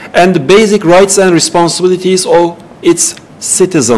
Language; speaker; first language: English; non-native, fluent; Turkish